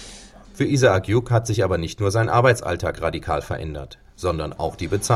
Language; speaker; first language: German; native; German